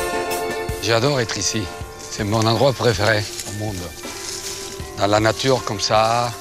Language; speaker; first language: French; non-native, fluent; Spanish